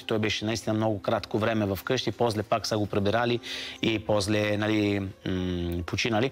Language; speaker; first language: Bulgarian; non-native, fluent; Italian